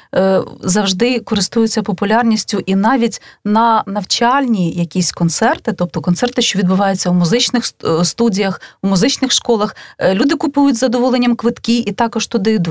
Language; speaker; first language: Ukrainian; native; Ukrainian